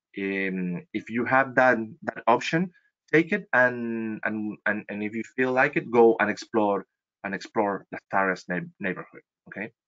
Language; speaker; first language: English; non-native, fluent; Spanish